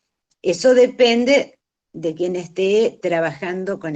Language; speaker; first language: Spanish; native; Spanish